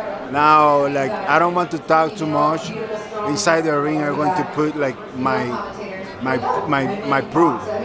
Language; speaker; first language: English; non-native, learner; Spanish